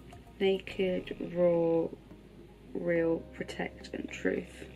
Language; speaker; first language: English; native; English